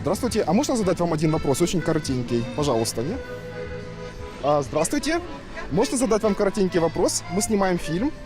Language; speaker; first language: Russian; native; Russian